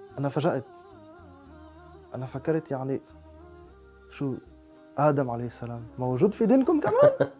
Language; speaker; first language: Arabic; non-native, fluent; French